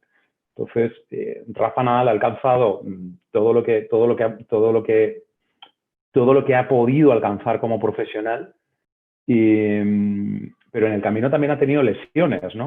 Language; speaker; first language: Spanish; native; Spanish